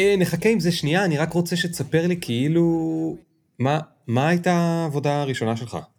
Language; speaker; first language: Hebrew; native; Hebrew